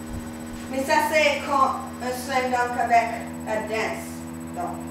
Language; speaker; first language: French; non-native, learner; English